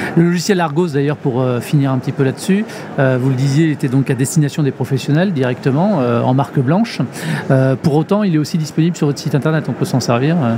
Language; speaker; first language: French; native; French